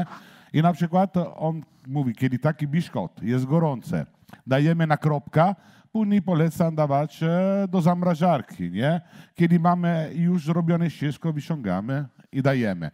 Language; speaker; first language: Polish; non-native, learner; Italian